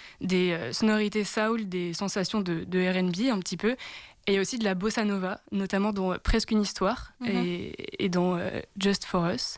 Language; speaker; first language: French; native; French